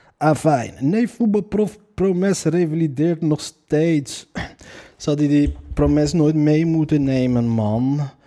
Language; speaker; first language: Dutch; native; Dutch